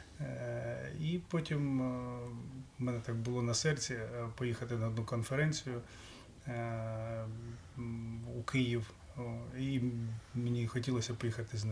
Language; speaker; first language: Ukrainian; non-native, local second language; Russian